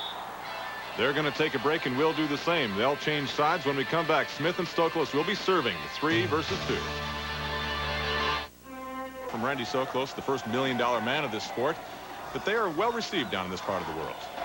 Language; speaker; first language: English; native; English